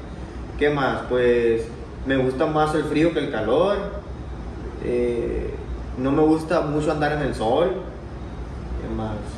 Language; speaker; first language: Spanish; native; Spanish